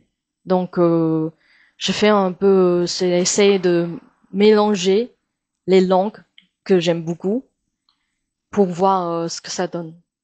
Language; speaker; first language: French; non-native, fluent; Chinese